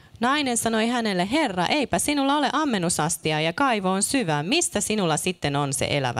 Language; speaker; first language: Finnish; native; Finnish